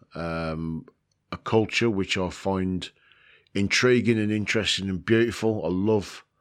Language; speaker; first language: English; native; English